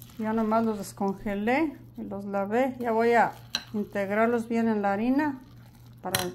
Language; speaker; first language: Spanish; early bilingual, heritage; Spanish